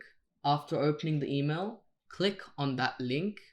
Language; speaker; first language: English; native; English